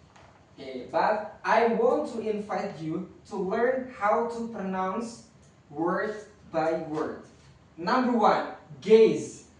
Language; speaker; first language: English; non-native, learner; Indonesian